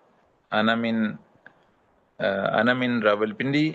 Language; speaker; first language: Arabic; non-native, learner; Urdu